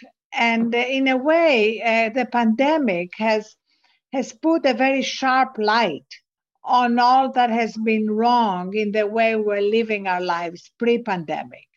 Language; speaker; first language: English; non-native, fluent; Greek